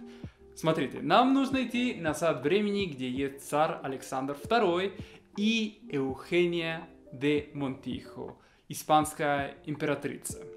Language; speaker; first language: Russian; non-native, fluent; Spanish